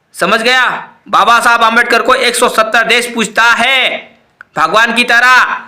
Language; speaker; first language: Hindi; non-native, local second language; Marathi